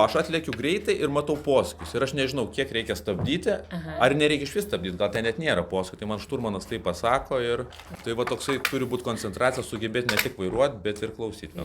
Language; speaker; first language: Lithuanian; native; Lithuanian